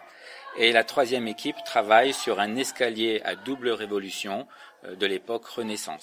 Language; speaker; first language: French; native; French